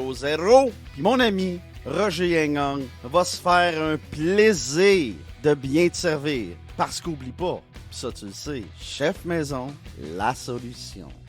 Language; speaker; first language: French; native; French